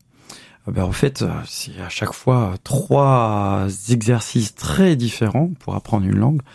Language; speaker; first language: French; native; French